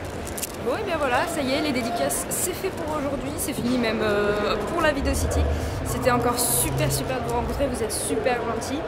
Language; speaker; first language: French; native; French